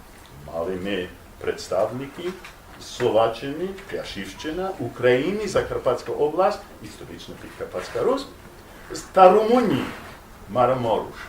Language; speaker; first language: Ukrainian; non-native, learner; English